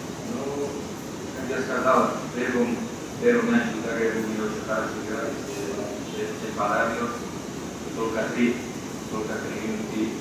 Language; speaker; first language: Russian; non-native, learner; Georgian